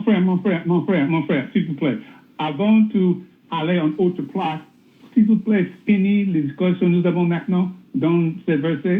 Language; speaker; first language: French; non-native, learner; English